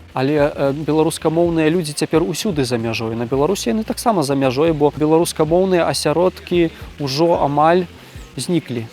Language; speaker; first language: Belarusian; native; Belarusian